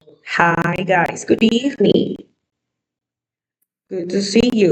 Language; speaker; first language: English; non-native, fluent; Spanish